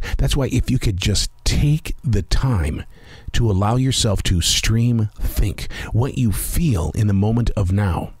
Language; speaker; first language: English; native; English